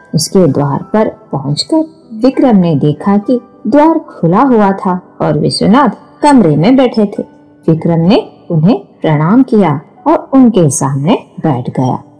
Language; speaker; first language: Hindi; non-native, local second language; Malayalam